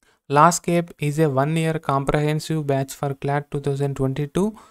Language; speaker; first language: English; non-native, local second language; Telugu